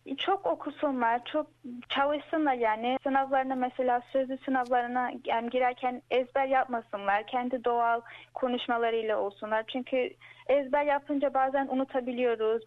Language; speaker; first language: Turkish; early bilingual, heritage; Turkish